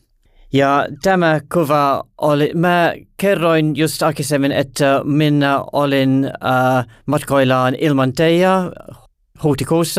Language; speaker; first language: Finnish; non-native, learner; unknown